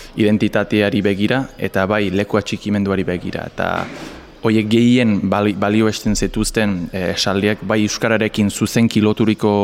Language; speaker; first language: Basque; non-native, fluent; English